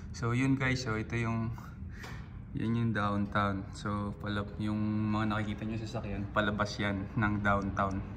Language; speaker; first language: Filipino; native; Filipino